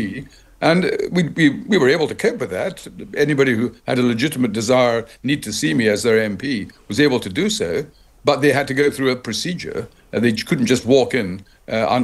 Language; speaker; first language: English; native; English